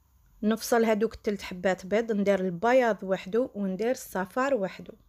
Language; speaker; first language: Arabic; native; Arabic